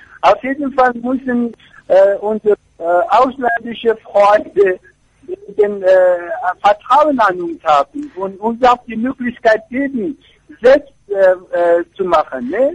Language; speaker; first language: German; non-native, fluent; Persian